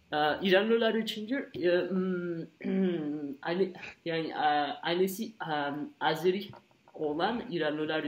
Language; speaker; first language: Azerbaijani; non-native, learner; French